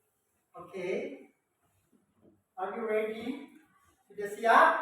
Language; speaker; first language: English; non-native, learner; Indonesian